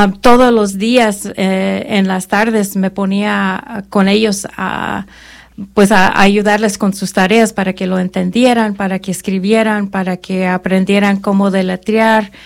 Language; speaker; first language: Spanish; early bilingual, other home language; English